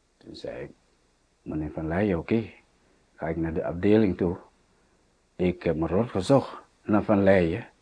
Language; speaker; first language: Dutch; non-native, fluent; Indonesian